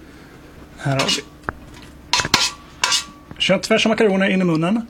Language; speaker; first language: Swedish; native; Swedish